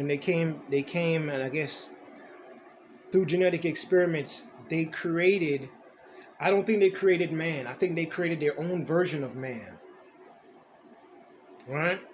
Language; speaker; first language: English; native; English